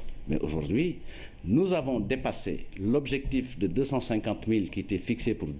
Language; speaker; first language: French; non-native, local second language; Wolof